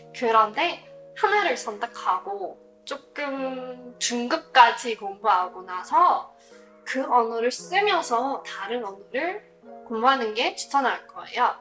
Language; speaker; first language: Korean; non-native, fluent; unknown